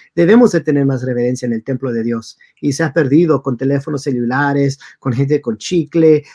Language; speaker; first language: Spanish; early bilingual, heritage; Spanish